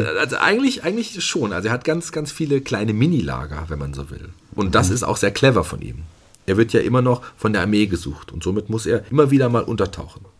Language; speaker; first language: German; native; German